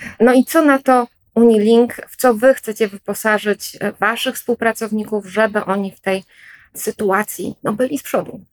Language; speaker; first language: Polish; native; Polish